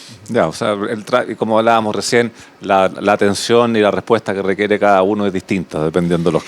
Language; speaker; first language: Spanish; native; Spanish